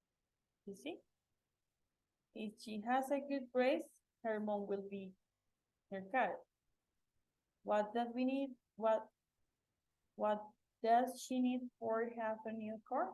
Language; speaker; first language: English; non-native, local second language; Spanish